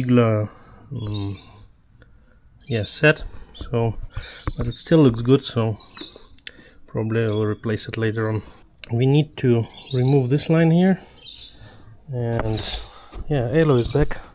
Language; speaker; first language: English; non-native, fluent; German